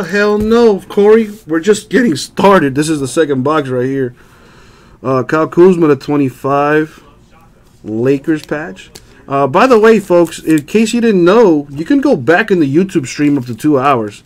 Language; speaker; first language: English; native; English